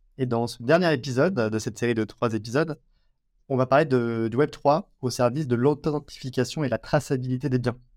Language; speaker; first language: French; native; French